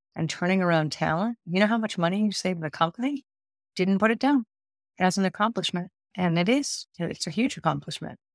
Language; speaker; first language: English; native; English